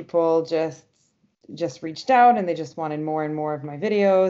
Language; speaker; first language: English; non-native, fluent; French